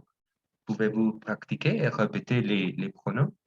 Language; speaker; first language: French; non-native, fluent; Spanish